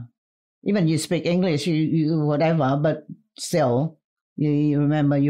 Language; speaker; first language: English; non-native, fluent; Vietnamese